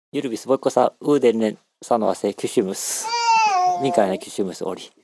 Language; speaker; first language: Finnish; non-native, learner; Japanese